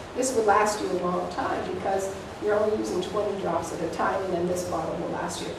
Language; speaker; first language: English; native; English